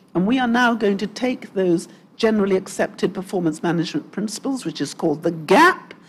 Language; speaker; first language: English; native; English